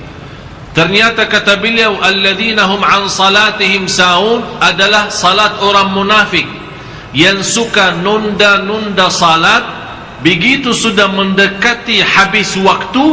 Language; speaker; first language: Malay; non-native, fluent; Arabic